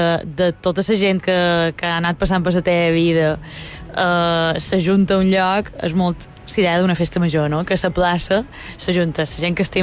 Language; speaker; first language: Catalan; native; Catalan